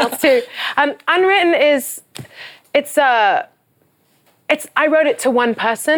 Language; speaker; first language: English; native; English